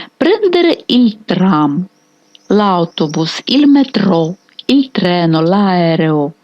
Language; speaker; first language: Italian; non-native, fluent; Ukrainian